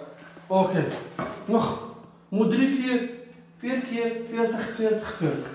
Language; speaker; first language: Dutch; non-native, learner; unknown